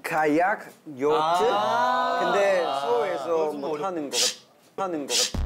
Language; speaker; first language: Korean; non-native, learner; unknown